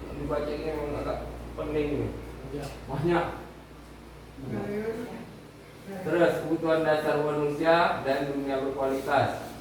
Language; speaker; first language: Indonesian; native; Indonesian